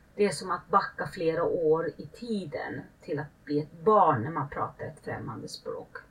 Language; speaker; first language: Swedish; early bilingual, other home language; Finnish